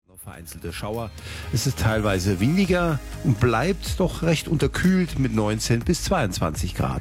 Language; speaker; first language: German; native; German